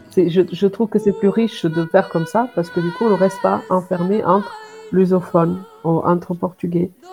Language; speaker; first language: French; non-native, fluent; Portuguese